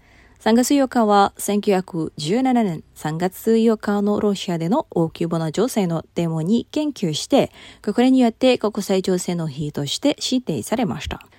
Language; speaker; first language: Japanese; non-native, fluent; Indonesian